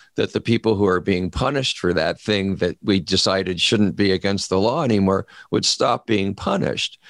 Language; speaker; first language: English; native; English